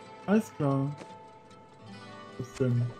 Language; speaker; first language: German; native; German